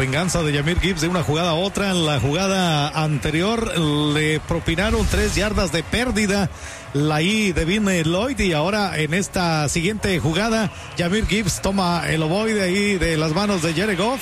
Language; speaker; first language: Spanish; native; Spanish